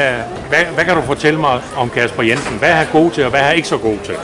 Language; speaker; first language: Danish; native; Danish